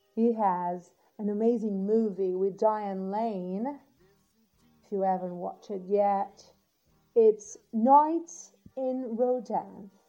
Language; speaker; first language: English; non-native, fluent; Portuguese